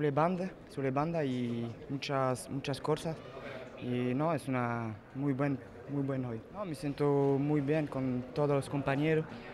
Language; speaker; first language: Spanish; non-native, learner; French